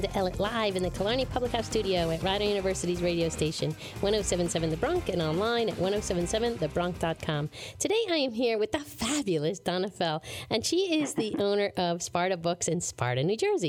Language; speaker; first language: English; native; English